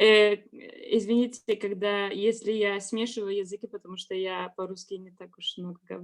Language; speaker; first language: Russian; non-native, learner; Georgian